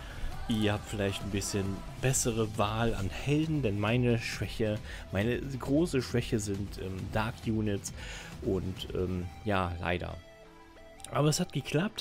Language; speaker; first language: German; native; German